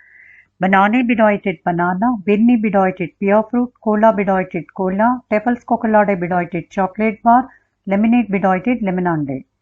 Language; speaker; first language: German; non-native, learner; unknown